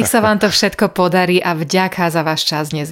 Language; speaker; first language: Slovak; native; Slovak